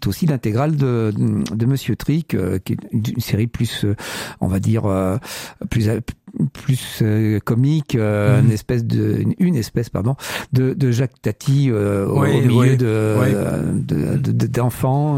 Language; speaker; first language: French; native; French